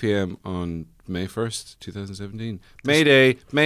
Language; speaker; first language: English; native; English